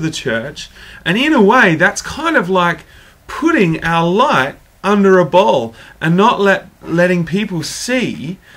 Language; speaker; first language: English; native; English